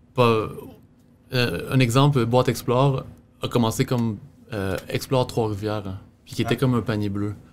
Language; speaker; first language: French; native; French